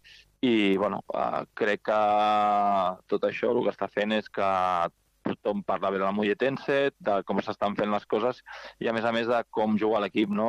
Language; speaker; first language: Catalan; native; Catalan